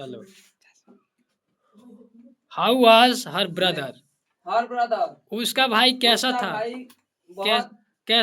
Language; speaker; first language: Hindi; native; Hindi